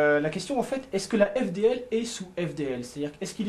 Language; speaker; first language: French; native; French